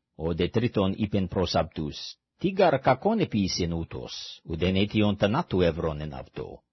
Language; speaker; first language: Greek; non-native, fluent; English